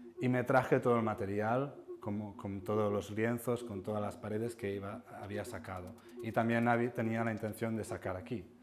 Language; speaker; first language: Spanish; non-native, local second language; Catalan